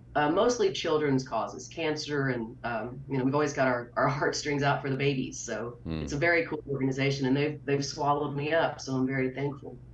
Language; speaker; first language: English; native; English